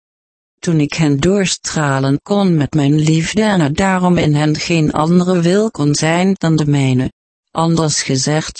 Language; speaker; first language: Dutch; native; Dutch